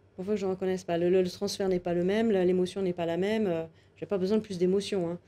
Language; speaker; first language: French; native; French